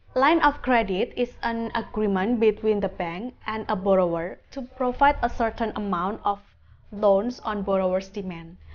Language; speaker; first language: English; non-native, fluent; Indonesian